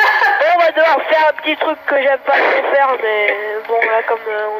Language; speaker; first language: French; native; French